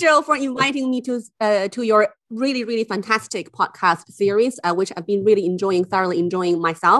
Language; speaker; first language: English; non-native, fluent; Chinese